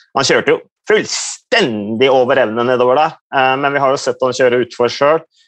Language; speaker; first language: Norwegian; native; Norwegian